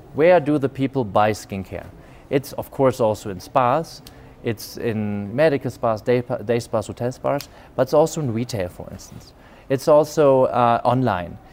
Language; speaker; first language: English; non-native, fluent; German